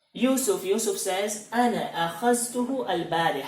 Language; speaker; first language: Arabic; non-native, fluent; Hindi